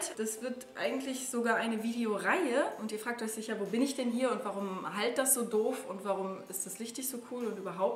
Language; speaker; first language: German; native; German